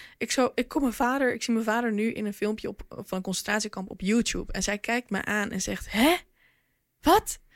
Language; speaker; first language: Dutch; early bilingual, other home language; Bosnian